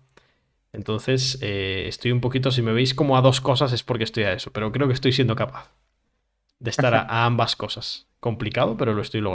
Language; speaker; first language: Spanish; native; Spanish